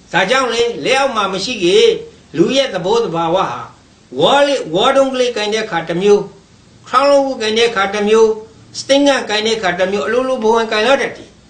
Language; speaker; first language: Burmese; native; Burmese